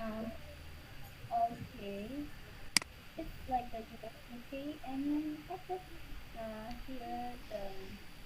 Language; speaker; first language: English; non-native, learner; Vietnamese